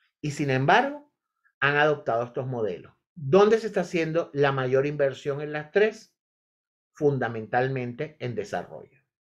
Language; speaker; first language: Spanish; native; Spanish